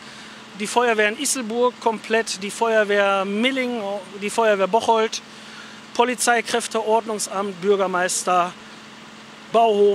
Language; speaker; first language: German; native; German